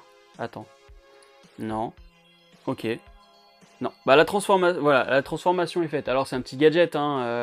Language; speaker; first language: French; native; French